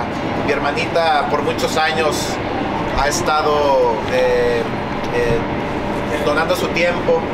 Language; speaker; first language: Spanish; early bilingual, heritage; Spanish